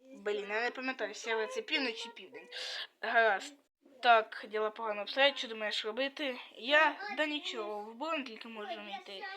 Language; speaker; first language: Ukrainian; non-native, local second language; Russian